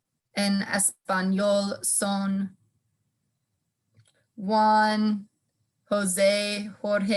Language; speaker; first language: Spanish; non-native, learner; English